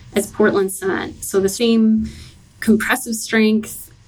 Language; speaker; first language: English; native; English